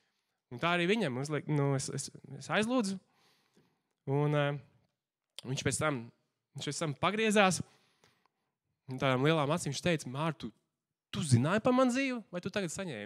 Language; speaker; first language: Latvian; native; Latvian